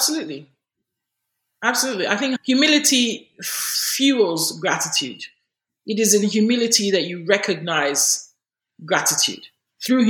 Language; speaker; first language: English; non-native, local second language; Yoruba